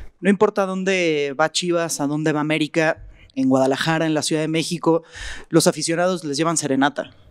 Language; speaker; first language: Spanish; native; Spanish